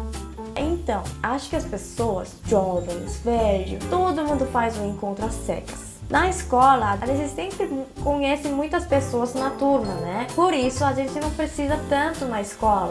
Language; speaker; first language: Portuguese; non-native, fluent; Korean